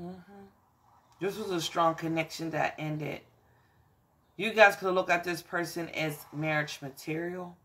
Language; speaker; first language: English; native; English